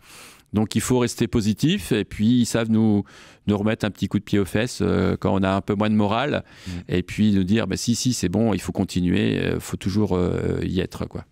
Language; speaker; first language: French; native; French